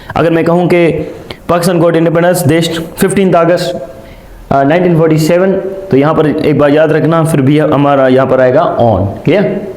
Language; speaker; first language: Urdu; non-native, local second language; Sindhi